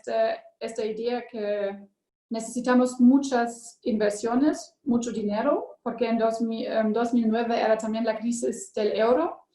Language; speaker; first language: Spanish; non-native, learner; German